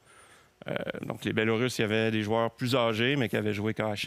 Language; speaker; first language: French; native; French